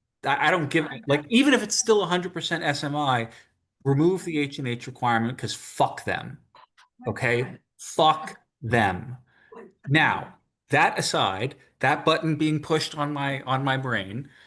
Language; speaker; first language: English; native; English